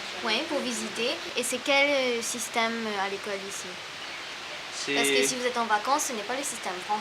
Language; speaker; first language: French; native; French